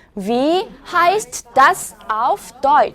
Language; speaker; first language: German; non-native, fluent; Korean